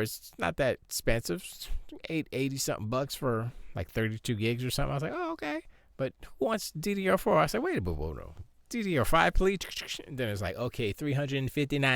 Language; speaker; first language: English; native; English